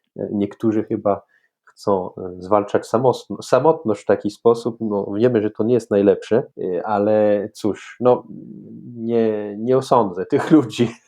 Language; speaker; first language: Polish; non-native, fluent; French